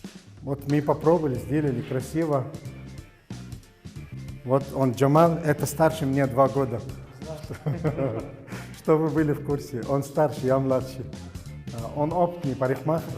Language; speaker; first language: Russian; non-native, learner; Arabic